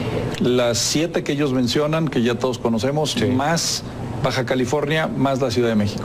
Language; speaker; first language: Spanish; native; Spanish